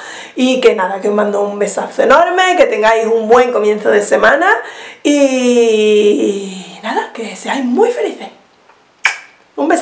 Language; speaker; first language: Spanish; native; Spanish